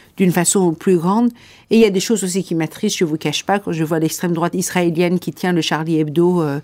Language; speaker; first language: French; non-native, fluent; Persian